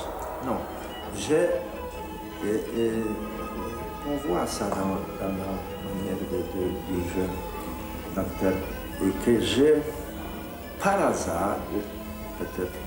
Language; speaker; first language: French; non-native, fluent; Polish